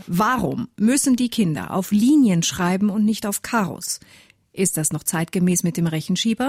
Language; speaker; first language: German; native; German